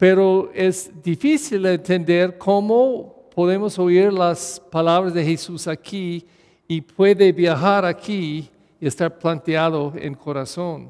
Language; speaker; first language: Spanish; non-native, fluent; English